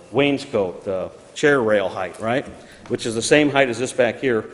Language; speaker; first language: English; native; English